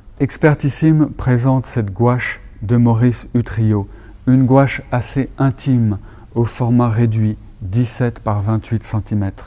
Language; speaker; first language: French; native; French